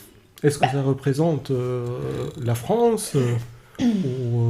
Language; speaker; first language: French; non-native, fluent; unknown